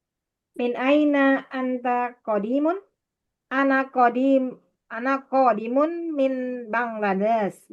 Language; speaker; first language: Arabic; non-native, learner; Indonesian